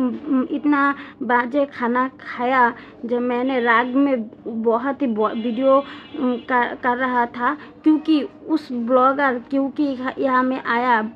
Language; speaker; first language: Hindi; non-native, learner; Bangla